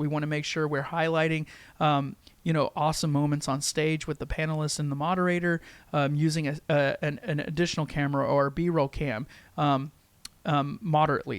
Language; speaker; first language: English; native; English